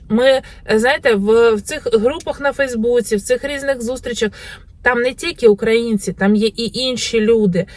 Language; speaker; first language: Ukrainian; native; Ukrainian